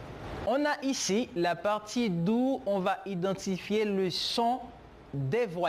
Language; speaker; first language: French; non-native, fluent; Spanish